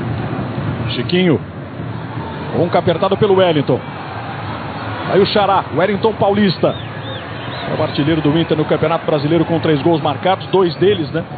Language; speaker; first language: Portuguese; native; Portuguese